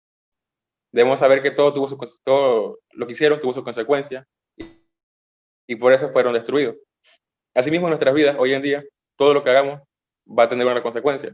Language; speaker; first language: Spanish; native; Spanish